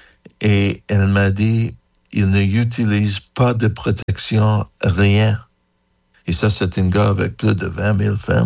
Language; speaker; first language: French; non-native, learner; English